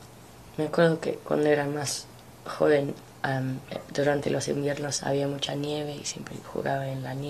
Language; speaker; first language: Spanish; non-native, fluent; English